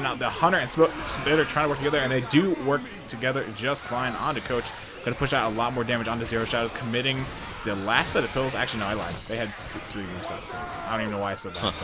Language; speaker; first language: English; native; English